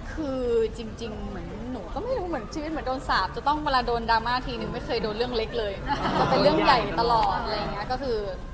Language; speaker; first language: Thai; native; Thai